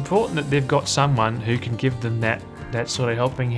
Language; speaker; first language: English; native; English